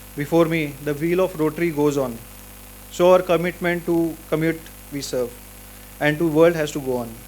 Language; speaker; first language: English; non-native, local second language; Marathi